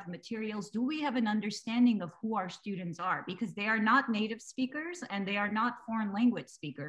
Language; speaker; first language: English; early bilingual, other home language; Armenian